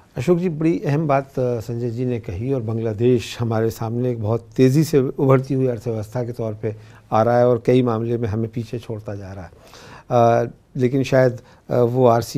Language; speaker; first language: Hindi; native; Hindi